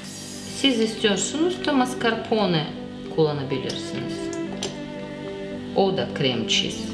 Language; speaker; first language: Turkish; non-native, learner; Russian